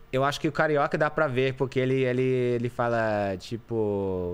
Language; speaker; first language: Portuguese; non-native, fluent; English